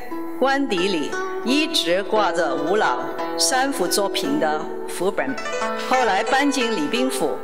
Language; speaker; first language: Chinese; non-native, local second language; Cantonese